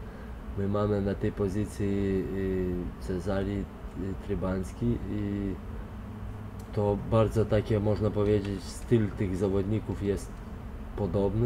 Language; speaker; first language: Polish; non-native, fluent; Lithuanian